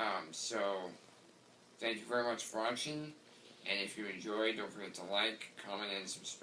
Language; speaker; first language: English; native; English